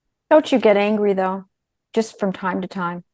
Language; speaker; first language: English; native; English